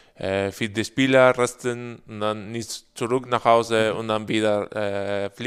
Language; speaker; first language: German; non-native, learner; Spanish